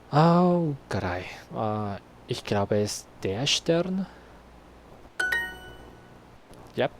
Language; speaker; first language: German; non-native, learner; Spanish